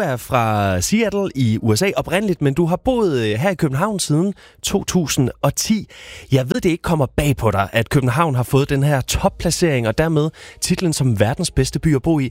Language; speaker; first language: Danish; native; Danish